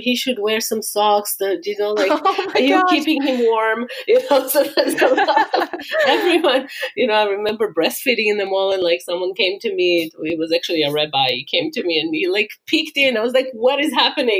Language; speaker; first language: English; non-native, fluent; Hebrew